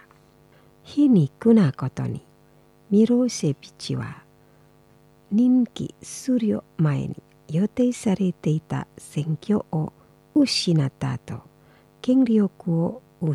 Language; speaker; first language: Japanese; non-native, fluent; Indonesian